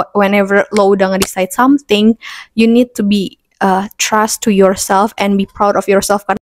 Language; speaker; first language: English; non-native, fluent; Indonesian